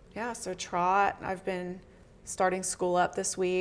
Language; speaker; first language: English; native; English